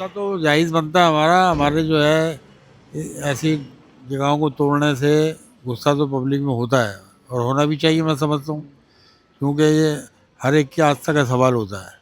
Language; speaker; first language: Hindi; native; Hindi